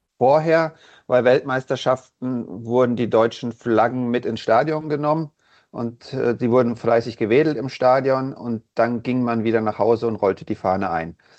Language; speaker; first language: German; native; German